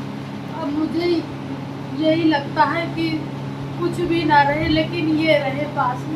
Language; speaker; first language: Hindi; native; Hindi